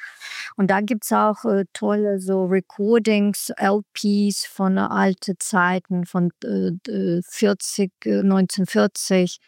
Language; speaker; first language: German; non-native, learner; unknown